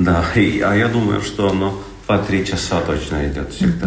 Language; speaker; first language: Russian; non-native, local second language; Estonian